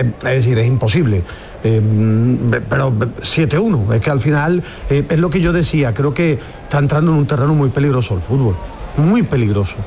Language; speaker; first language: Spanish; native; Spanish